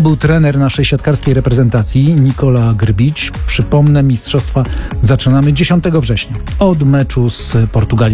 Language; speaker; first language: Polish; native; Polish